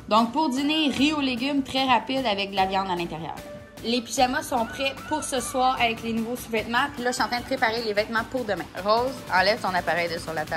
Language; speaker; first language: French; native; French